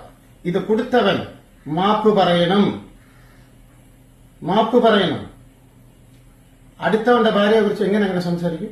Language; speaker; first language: Malayalam; non-native, fluent; Tamil